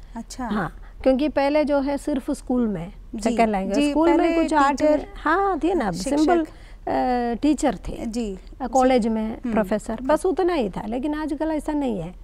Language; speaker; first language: Hindi; non-native, local second language; Malayalam